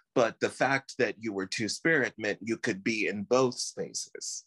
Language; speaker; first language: English; native; English